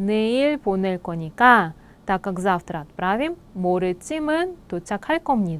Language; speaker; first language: Korean; non-native, fluent; Russian